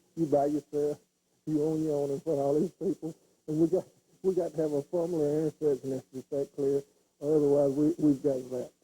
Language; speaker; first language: English; native; English